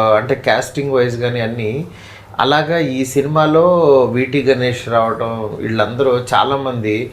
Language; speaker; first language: Telugu; native; Telugu